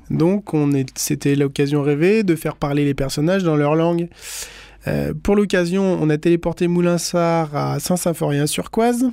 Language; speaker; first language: French; native; French